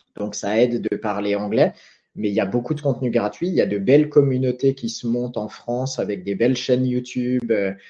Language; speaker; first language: French; native; French